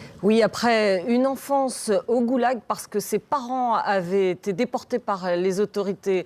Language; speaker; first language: French; native; French